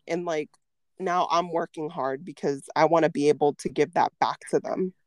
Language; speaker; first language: English; early bilingual, other home language; Spanish